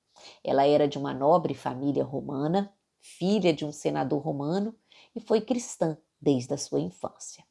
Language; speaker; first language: Portuguese; native; Portuguese